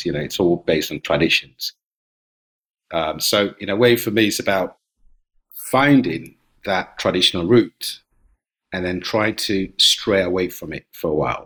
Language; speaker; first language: English; non-native, local second language; Akan